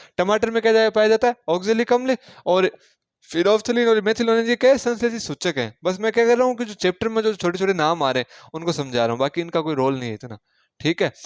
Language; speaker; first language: Hindi; native; Hindi